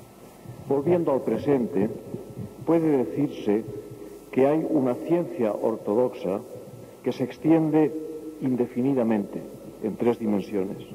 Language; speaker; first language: Spanish; native; Spanish